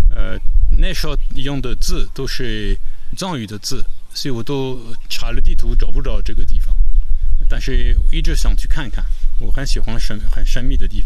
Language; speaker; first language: Chinese; non-native, fluent; French